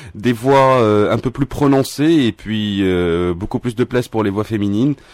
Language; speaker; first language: French; non-native, local second language; Arabic